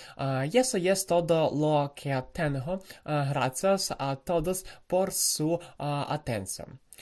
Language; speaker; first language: Spanish; non-native, learner; Ukrainian